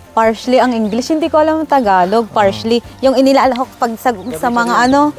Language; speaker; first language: Filipino; native; Filipino